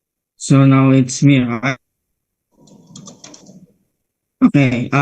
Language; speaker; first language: English; non-native, learner; Indonesian